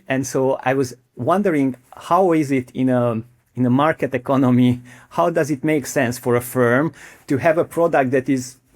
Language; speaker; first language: English; non-native, fluent; Hungarian